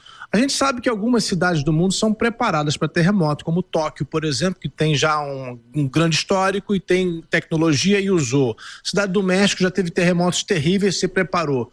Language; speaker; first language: Portuguese; native; Portuguese